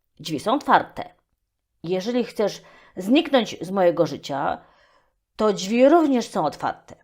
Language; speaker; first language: Polish; native; Polish